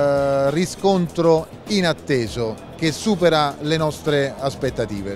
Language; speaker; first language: Italian; native; Italian